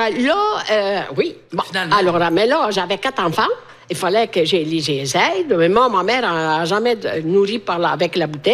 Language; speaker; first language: French; non-native, fluent; Italian